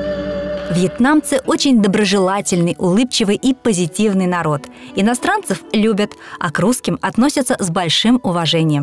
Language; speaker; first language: Russian; native; Russian